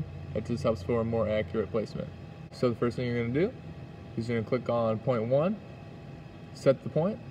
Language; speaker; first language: English; native; English